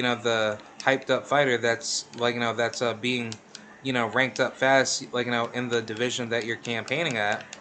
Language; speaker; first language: English; native; English